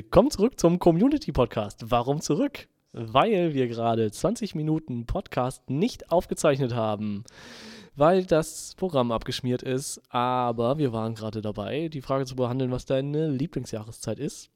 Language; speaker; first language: German; native; German